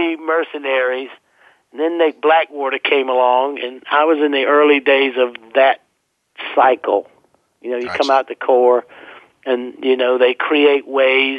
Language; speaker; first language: English; native; English